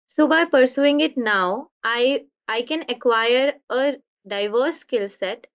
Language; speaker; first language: English; non-native, local second language; Hindi